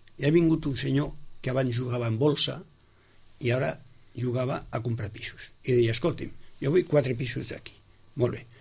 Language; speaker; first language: Catalan; non-native, local second language; Spanish